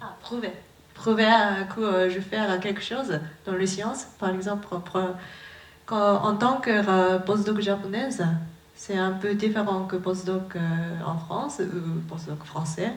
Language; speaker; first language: French; non-native, learner; Japanese